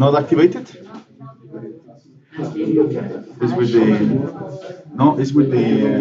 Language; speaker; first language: English; non-native, fluent; Spanish